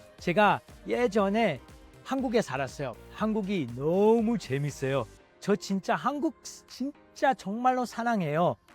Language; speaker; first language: Korean; early bilingual, heritage; Korean